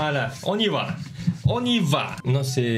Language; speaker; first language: French; non-native, learner; Mongolian